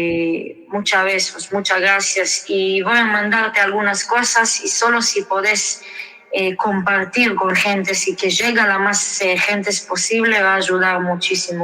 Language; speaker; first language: Spanish; early bilingual, heritage; Spanish